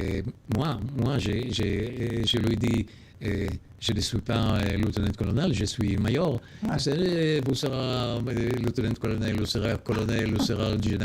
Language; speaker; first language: French; non-native, learner; Hebrew